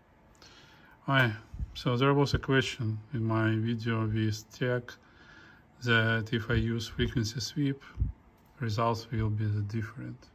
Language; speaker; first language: English; non-native, fluent; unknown